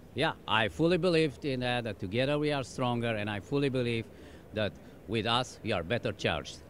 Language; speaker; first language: English; non-native, fluent; German